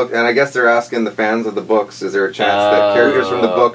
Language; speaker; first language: English; native; English